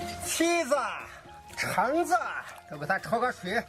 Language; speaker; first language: Chinese; native; Chinese